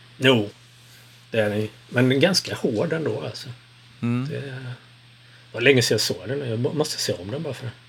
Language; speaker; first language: Swedish; early bilingual, other home language; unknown